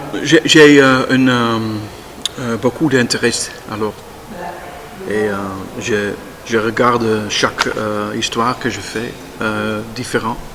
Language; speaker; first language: French; non-native, learner; Dutch